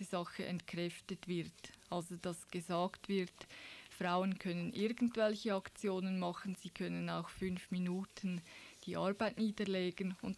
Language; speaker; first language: German; native; German